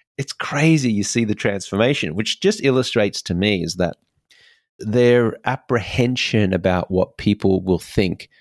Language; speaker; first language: English; native; English